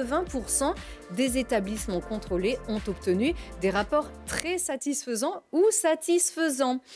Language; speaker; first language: French; native; French